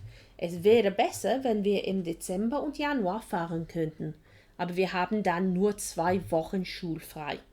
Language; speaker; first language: German; non-native, fluent; English